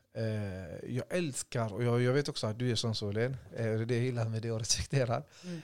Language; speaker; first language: Swedish; early bilingual, other home language; Kurdish